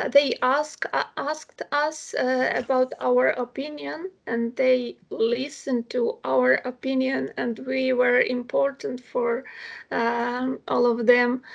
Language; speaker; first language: English; non-native, fluent; Ukrainian